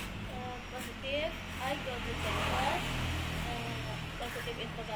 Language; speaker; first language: English; non-native, learner; Indonesian